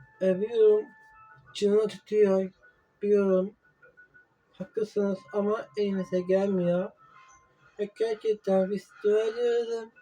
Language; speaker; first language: Turkish; non-native, learner; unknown